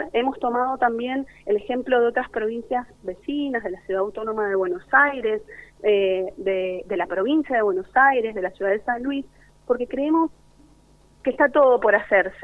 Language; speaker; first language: Spanish; native; Spanish